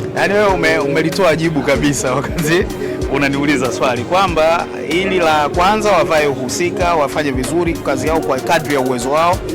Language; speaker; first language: Swahili; native; Swahili